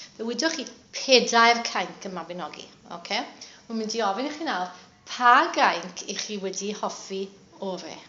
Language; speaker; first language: Welsh; native; Welsh